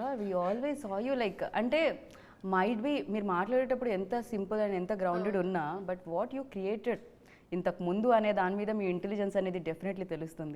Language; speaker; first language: Telugu; native; Telugu